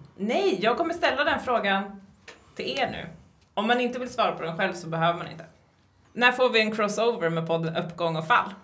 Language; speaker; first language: Swedish; native; Swedish